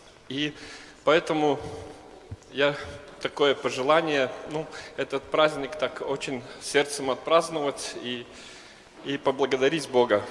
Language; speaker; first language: Russian; non-native, local second language; Latvian